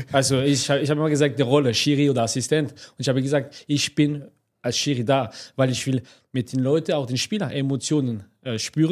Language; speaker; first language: German; non-native, fluent; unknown